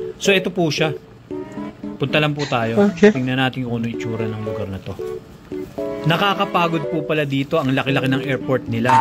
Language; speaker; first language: Filipino; native; Filipino